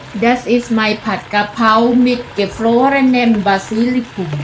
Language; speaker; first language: German; non-native, fluent; Thai